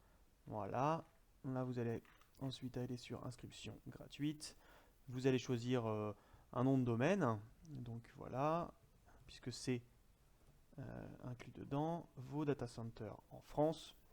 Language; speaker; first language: French; native; French